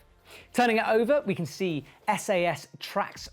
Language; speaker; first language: English; native; English